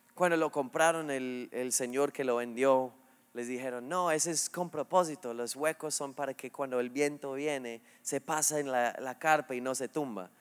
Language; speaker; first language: Spanish; non-native, fluent; English